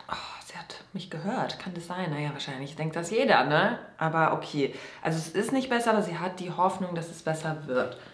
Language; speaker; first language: German; native; German